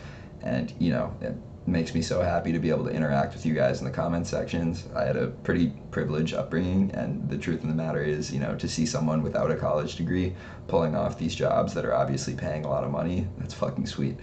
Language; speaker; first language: English; native; English